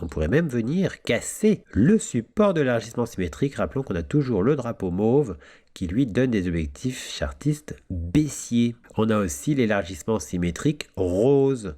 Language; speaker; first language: French; native; French